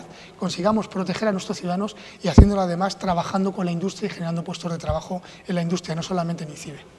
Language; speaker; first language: Spanish; native; Spanish